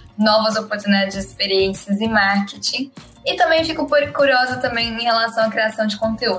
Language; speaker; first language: Portuguese; native; Portuguese